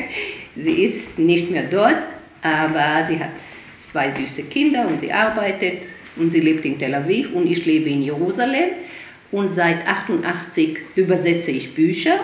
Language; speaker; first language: German; early bilingual, heritage; German